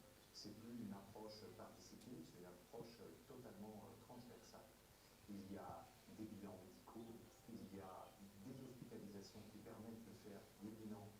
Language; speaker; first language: French; native; French